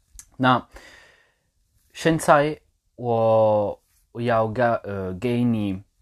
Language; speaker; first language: Chinese; non-native, learner; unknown